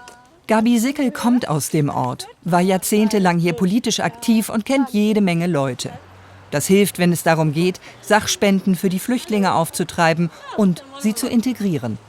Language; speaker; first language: German; native; German